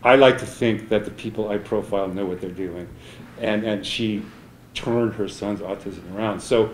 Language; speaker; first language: English; native; English